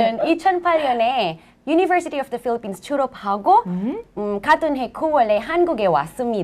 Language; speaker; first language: Korean; non-native, fluent; Filipino